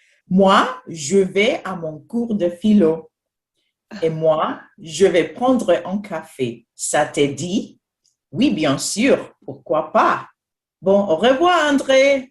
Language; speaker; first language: French; non-native, fluent; Spanish